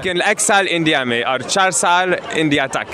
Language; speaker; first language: Hindi; non-native, learner; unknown